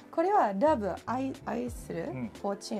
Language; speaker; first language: Japanese; non-native, learner; English